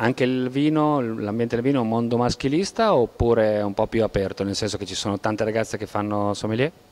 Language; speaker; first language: Italian; native; Italian